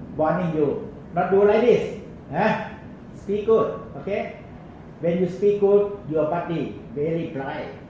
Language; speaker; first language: English; non-native, learner; Thai